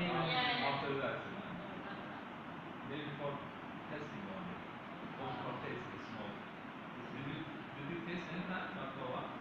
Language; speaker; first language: English; non-native, fluent; Turkish